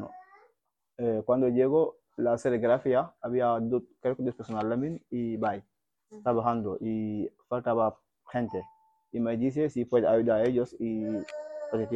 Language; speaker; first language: Spanish; non-native, learner; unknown